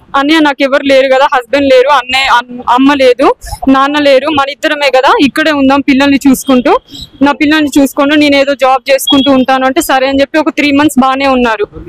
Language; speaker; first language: Telugu; native; Telugu